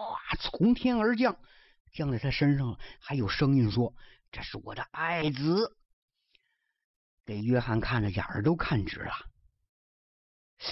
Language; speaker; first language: Chinese; native; Chinese